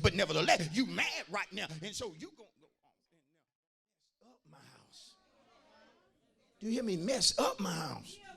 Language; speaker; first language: English; native; English